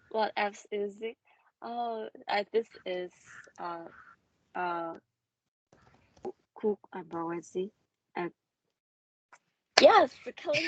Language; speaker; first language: English; non-native, learner; Korean